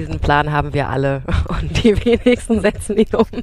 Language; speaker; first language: German; native; German